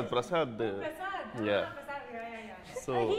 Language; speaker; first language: Telugu; native; Telugu